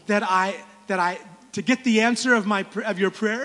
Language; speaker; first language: English; native; English